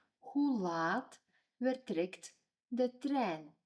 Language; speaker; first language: Dutch; non-native, fluent; Ukrainian